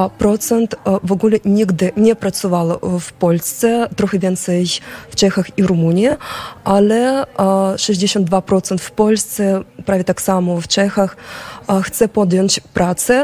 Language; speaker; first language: Polish; non-native, fluent; Ukrainian